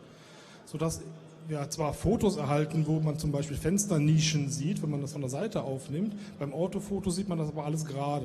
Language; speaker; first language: German; native; German